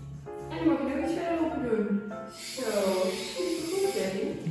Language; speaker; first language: Dutch; native; Dutch